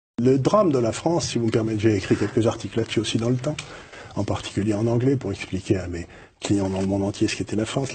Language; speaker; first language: French; native; French